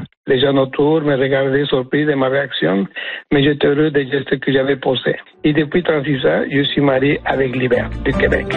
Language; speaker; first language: French; non-native, fluent; Spanish